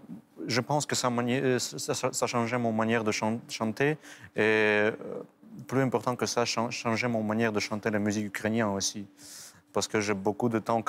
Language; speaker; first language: French; non-native, fluent; Ukrainian